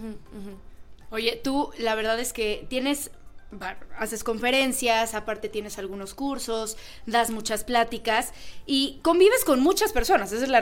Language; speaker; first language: Spanish; native; Spanish